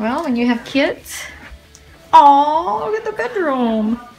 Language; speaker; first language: English; non-native, fluent; Indonesian